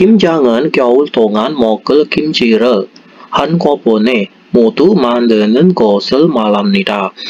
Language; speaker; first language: Korean; non-native, fluent; Indonesian